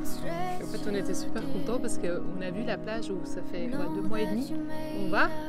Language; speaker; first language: French; native; French